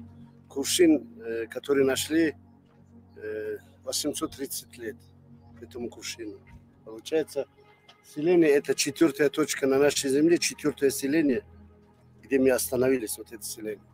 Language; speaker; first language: Russian; non-native, local second language; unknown